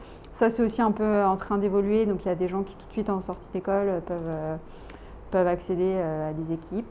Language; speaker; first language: French; native; French